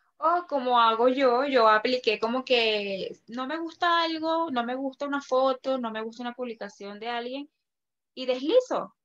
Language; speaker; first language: Spanish; native; Spanish